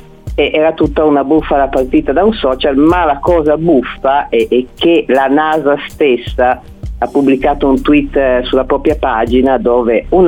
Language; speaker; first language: Italian; native; Italian